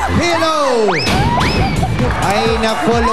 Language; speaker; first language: Filipino; native; Filipino